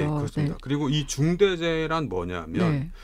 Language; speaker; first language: Korean; native; Korean